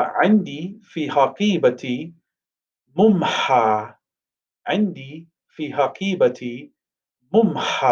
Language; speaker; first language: Arabic; non-native, fluent; English